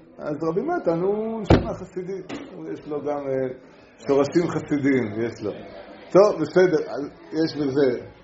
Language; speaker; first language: Hebrew; non-native, fluent; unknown